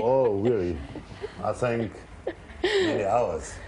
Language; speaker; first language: English; non-native, learner; Danish